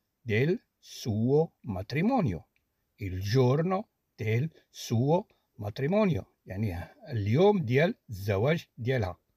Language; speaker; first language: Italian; non-native, fluent; Arabic